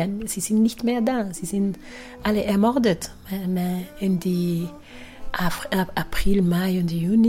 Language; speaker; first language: German; non-native, fluent; Kinyarwanda